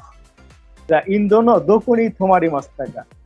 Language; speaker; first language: Japanese; non-native, fluent; Bangla